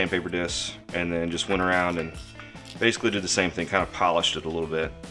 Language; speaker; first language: English; native; English